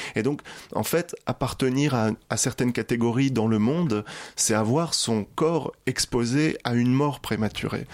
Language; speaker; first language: French; native; French